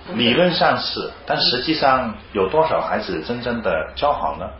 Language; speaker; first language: Chinese; non-native, fluent; Cantonese